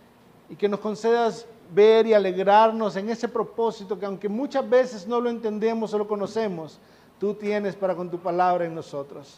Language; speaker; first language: Spanish; native; Spanish